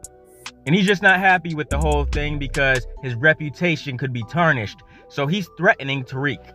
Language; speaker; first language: English; native; English